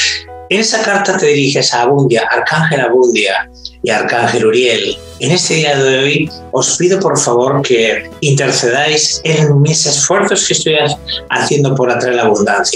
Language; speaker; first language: Spanish; native; Spanish